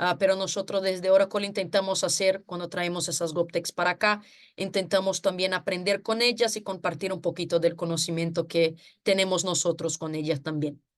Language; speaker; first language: Spanish; non-native, fluent; Portuguese